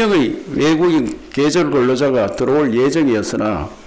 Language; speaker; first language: Korean; native; Korean